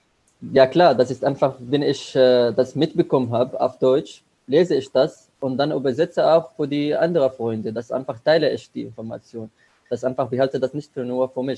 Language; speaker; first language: German; non-native, learner; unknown